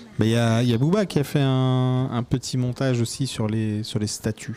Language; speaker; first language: French; native; French